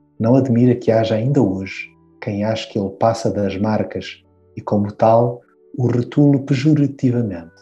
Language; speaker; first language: Portuguese; native; Portuguese